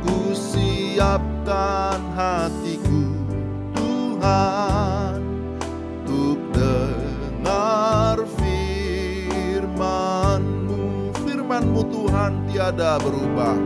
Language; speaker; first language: Indonesian; native; Indonesian